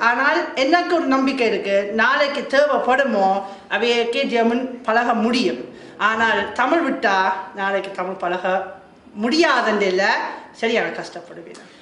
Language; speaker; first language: Tamil; non-native, fluent; German